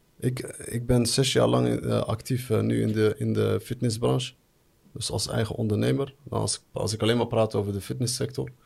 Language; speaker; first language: Dutch; early bilingual, other home language; Arabic